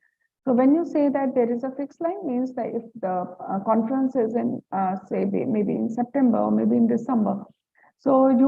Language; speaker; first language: English; non-native, local second language; Hindi